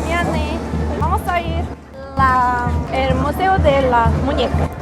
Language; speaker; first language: Spanish; non-native, learner; Korean